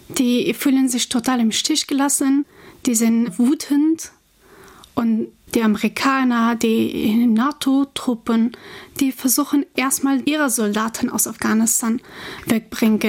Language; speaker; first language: German; non-native, fluent; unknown